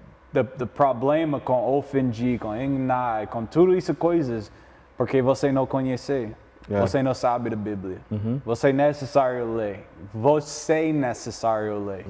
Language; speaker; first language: Portuguese; non-native, learner; English